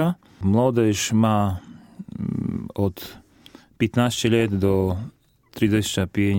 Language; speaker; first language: Polish; non-native, learner; Slovak